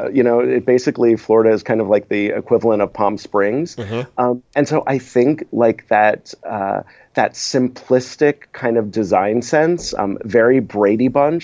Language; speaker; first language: English; native; English